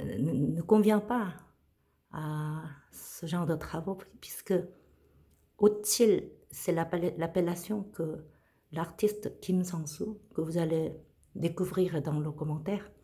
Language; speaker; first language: French; non-native, fluent; Korean